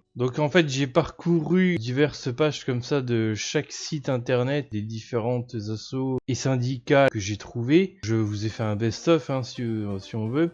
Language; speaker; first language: French; native; French